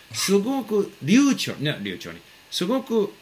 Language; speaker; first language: Japanese; non-native, fluent; English